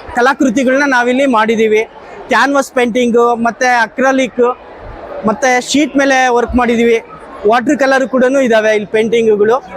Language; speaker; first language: Kannada; native; Kannada